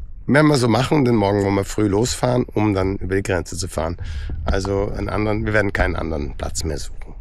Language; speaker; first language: German; native; German